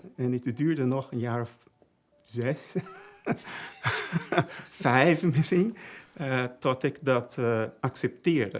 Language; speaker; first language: Dutch; non-native, fluent; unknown